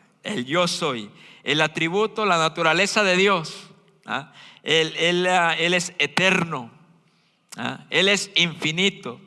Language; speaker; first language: Spanish; native; Spanish